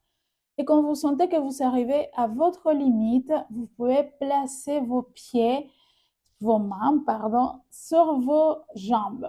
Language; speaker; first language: French; native; French